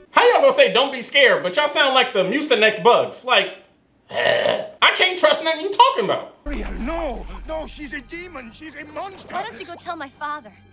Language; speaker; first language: English; native; English